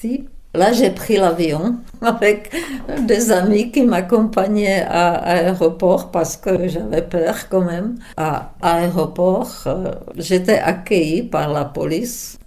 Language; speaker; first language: French; non-native, fluent; Czech